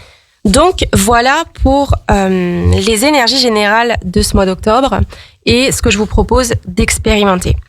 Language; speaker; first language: French; native; French